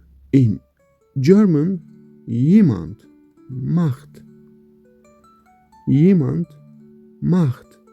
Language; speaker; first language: German; non-native, learner; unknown